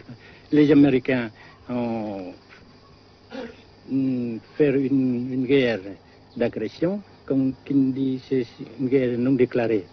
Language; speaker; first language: French; non-native, local second language; Vietnamese